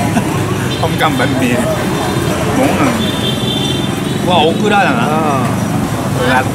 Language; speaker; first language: Vietnamese; non-native, learner; Japanese